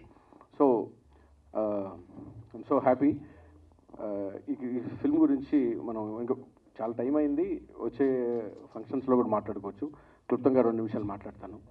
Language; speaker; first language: Telugu; native; Telugu